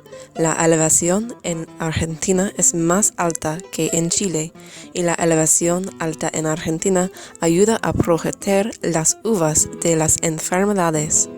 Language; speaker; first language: Spanish; non-native, learner; English